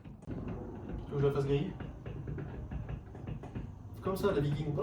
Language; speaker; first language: French; native; French